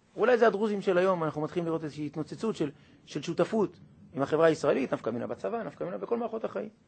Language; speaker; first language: Hebrew; native; Hebrew